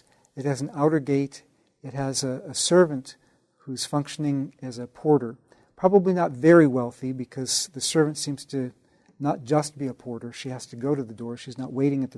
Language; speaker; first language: English; native; English